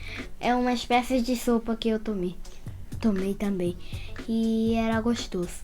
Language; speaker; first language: Portuguese; early bilingual, heritage; Portuguese